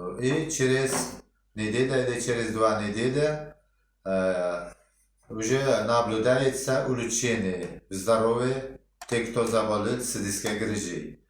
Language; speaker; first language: Russian; non-native, local second language; Uzbek